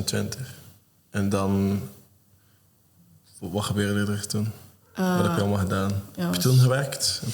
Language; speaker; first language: Dutch; native; Dutch